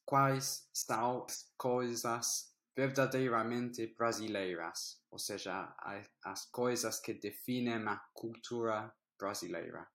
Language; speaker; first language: Portuguese; non-native, learner; English